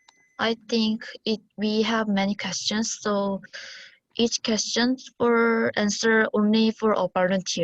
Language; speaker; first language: English; non-native, learner; Korean